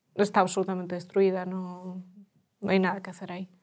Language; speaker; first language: Spanish; early bilingual, other home language; Russian